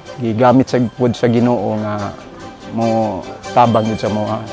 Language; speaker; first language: Cebuano; non-native, local second language; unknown